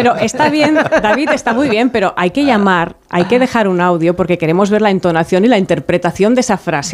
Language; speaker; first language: Spanish; native; Spanish